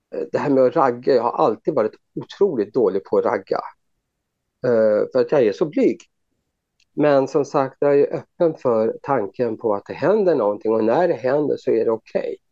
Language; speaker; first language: Swedish; native; Swedish